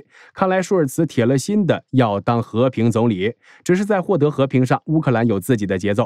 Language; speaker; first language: Chinese; native; Chinese